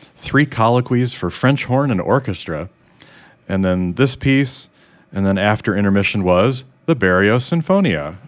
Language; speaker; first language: English; native; English